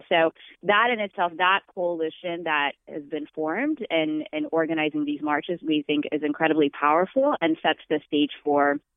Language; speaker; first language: English; non-native, fluent; Amharic